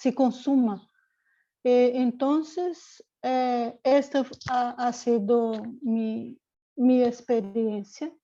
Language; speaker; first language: Spanish; non-native, learner; Portuguese